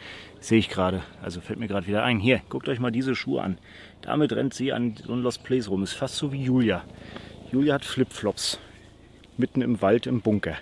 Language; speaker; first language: German; native; German